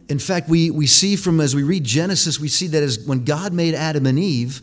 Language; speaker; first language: English; native; English